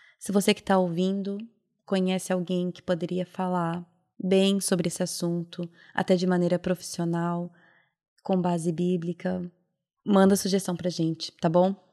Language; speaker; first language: Portuguese; native; Portuguese